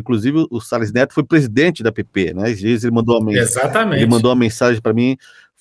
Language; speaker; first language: Portuguese; native; Portuguese